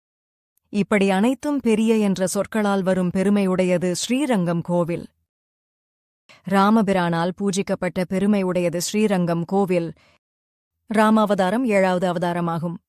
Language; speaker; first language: Tamil; native; Tamil